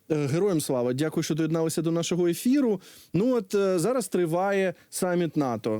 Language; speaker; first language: Ukrainian; native; Ukrainian